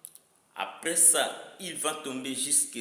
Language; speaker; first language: French; non-native, learner; Lingala